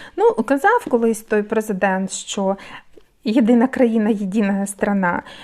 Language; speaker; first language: Ukrainian; non-native, local second language; Russian